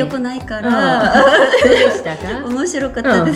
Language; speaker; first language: Japanese; non-native, learner; Korean